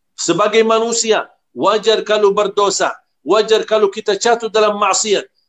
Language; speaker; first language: Malay; non-native, fluent; Arabic